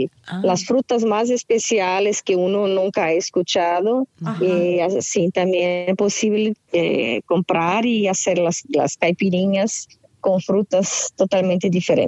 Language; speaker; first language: Spanish; non-native, fluent; Portuguese